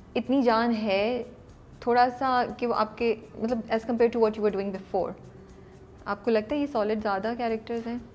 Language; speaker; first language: Urdu; native; Urdu